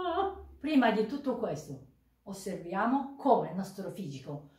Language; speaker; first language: Italian; non-native, learner; Japanese